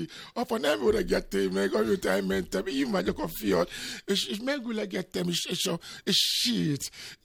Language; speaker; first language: Hungarian; non-native, local second language; Albanian